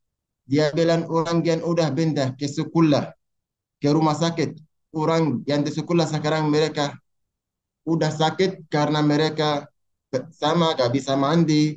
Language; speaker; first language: Indonesian; non-native, learner; Arabic